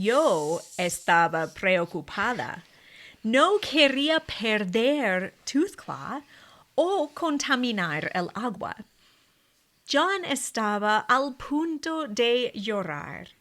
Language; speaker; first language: Spanish; non-native, fluent; English